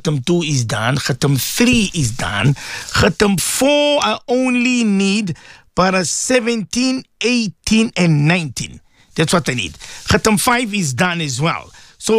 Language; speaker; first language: English; native; English